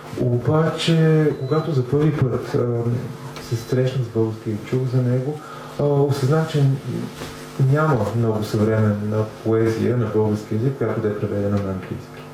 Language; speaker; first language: Bulgarian; non-native, fluent; English